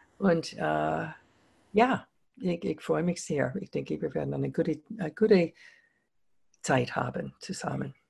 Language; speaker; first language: German; non-native, fluent; English